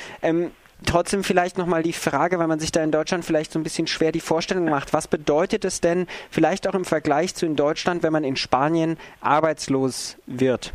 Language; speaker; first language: German; native; German